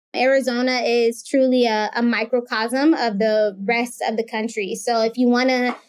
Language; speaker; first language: English; native; English